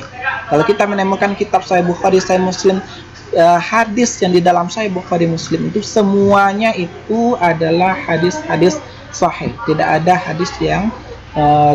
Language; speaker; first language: Indonesian; native; Indonesian